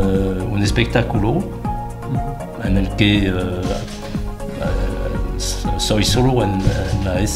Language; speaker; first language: Spanish; non-native, fluent; French